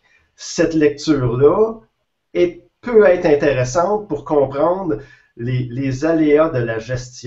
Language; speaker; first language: French; native; French